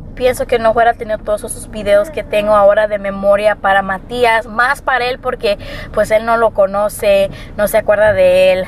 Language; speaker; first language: Spanish; early bilingual, heritage; Spanish